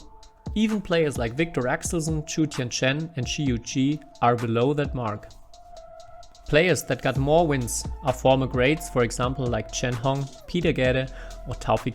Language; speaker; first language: English; non-native, fluent; German